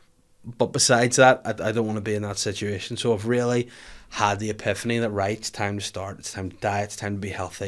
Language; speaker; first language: English; native; English